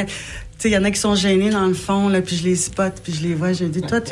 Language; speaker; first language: French; native; French